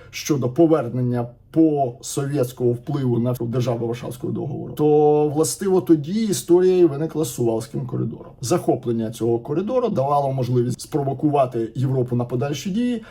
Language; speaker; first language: Ukrainian; native; Ukrainian